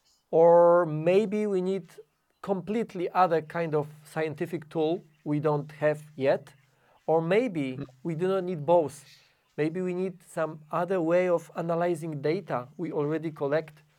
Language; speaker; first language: English; non-native, fluent; Polish